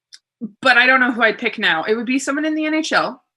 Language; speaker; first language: English; native; English